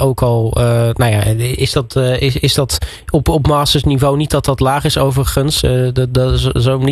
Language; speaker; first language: Dutch; native; Dutch